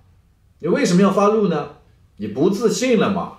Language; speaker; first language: Chinese; native; Chinese